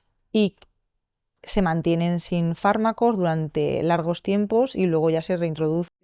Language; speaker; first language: Spanish; native; Spanish